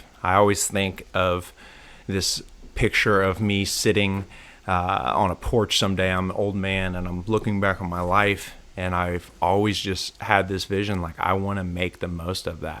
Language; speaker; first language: English; native; English